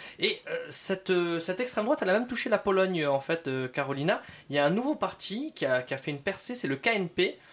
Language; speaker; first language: French; native; French